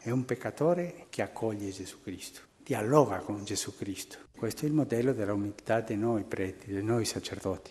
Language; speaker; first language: Italian; non-native, fluent; Spanish